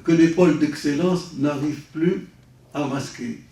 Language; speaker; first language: French; non-native, local second language; Arabic